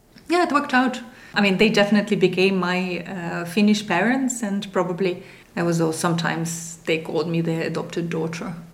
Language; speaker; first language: English; non-native, fluent; Russian